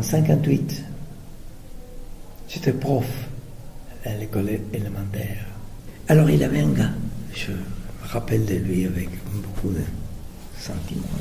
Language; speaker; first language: French; non-native, fluent; Spanish